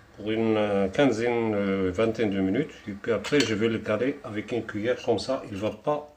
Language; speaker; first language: French; non-native, local second language; Arabic